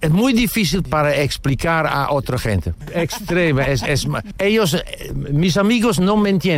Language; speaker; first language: Spanish; non-native, learner; French